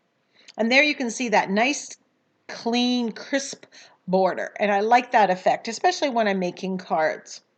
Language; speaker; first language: English; native; English